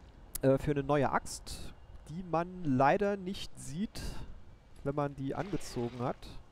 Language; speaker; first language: German; native; German